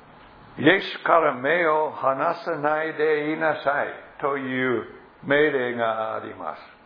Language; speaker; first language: Japanese; non-native, fluent; English